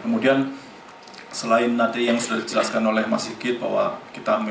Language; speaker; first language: Indonesian; native; Indonesian